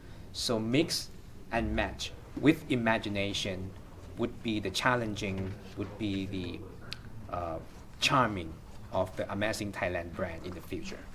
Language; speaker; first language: English; non-native, fluent; Thai